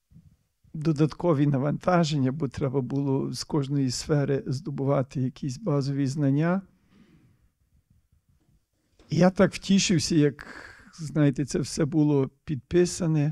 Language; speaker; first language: Ukrainian; early bilingual, heritage; Ukrainian